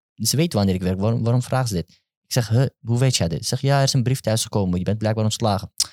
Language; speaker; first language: Dutch; early bilingual, other home language; Turkish